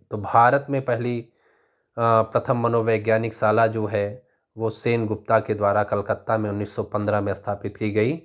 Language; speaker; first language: Hindi; native; Hindi